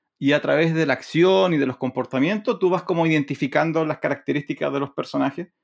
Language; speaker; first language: Spanish; native; Spanish